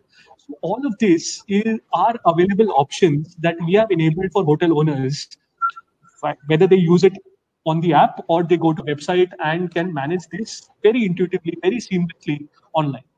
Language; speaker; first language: English; non-native, local second language; Hindi